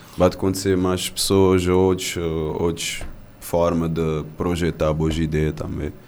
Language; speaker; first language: Portuguese; non-native, local second language; Kabuverdianu